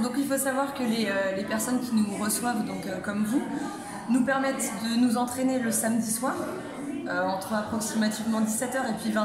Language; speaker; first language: French; native; French